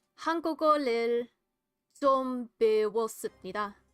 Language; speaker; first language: Korean; non-native, learner; English